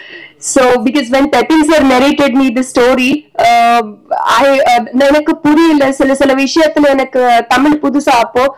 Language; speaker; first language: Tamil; non-native, learner; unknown